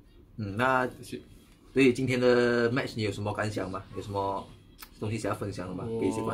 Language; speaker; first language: Chinese; native; Chinese